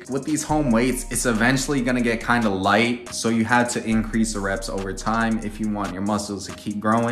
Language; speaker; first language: English; native; English